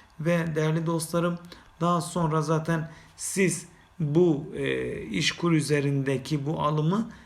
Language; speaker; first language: Turkish; native; Turkish